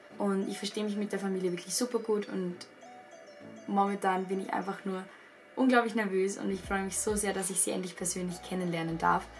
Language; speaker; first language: German; native; German